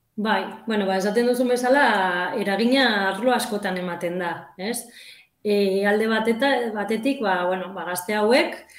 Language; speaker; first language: Basque; native; Basque